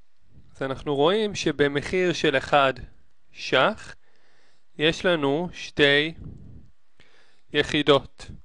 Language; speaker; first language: Hebrew; native; Hebrew